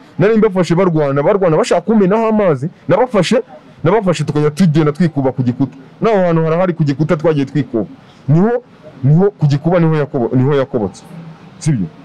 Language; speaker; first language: Kinyarwanda; native; Kinyarwanda